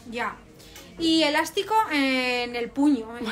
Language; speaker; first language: Spanish; native; Spanish